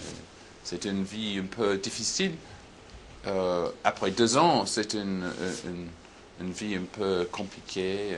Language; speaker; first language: French; non-native, learner; English